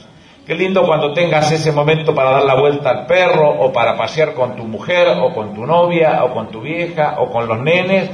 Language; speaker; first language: Spanish; native; Spanish